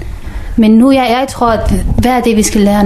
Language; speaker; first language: Danish; non-native, learner; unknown